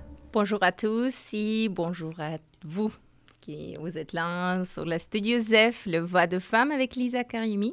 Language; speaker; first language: French; non-native, fluent; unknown